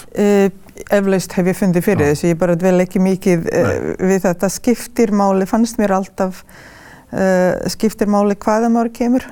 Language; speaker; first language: Icelandic; non-native, fluent; Serbian